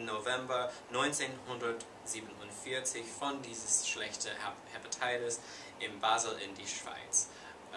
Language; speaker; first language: German; non-native, learner; English